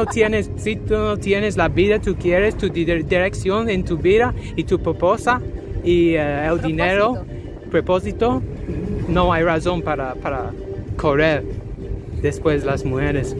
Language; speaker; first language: Spanish; non-native, learner; English